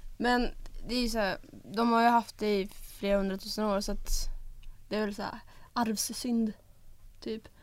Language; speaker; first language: Swedish; native; Swedish